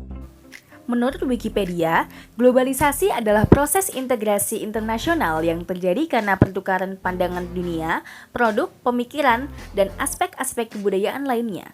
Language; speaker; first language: Indonesian; native; Indonesian